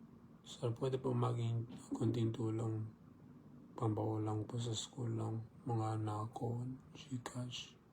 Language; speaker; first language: Filipino; non-native, learner; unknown